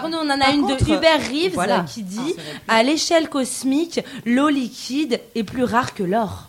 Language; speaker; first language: French; native; French